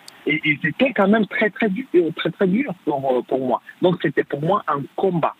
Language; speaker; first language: French; non-native, fluent; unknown